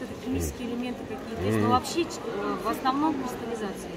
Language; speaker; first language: Russian; native; Russian